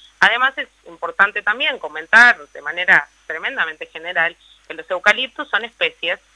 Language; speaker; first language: Spanish; native; Spanish